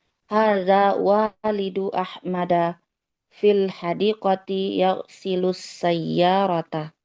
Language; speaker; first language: Arabic; non-native, learner; Indonesian